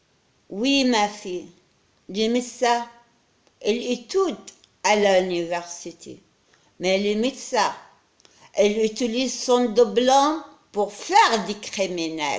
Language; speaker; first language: French; non-native, learner; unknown